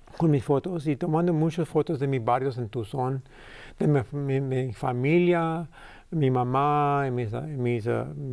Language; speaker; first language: Spanish; early bilingual, heritage; English